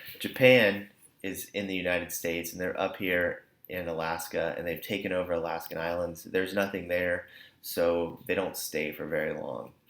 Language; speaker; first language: English; native; English